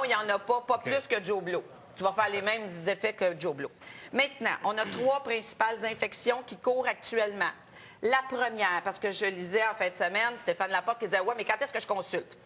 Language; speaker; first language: French; native; French